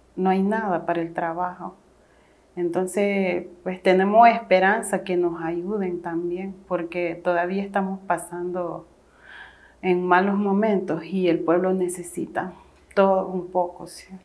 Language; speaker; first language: Spanish; native; Spanish